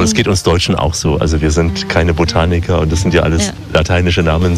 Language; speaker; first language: German; native; German